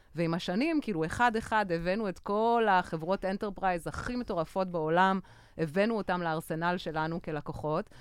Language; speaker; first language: Hebrew; non-native, fluent; French